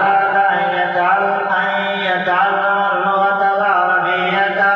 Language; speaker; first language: Arabic; non-native, fluent; Bangla